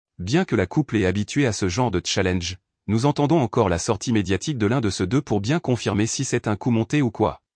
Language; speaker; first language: French; non-native, local second language; Lingala